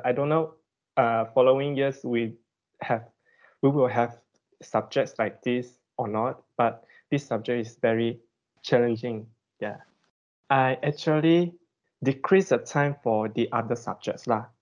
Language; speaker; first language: English; non-native, local second language; Chinese